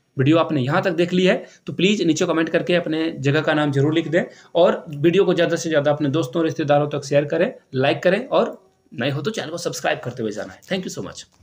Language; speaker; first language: Hindi; native; Hindi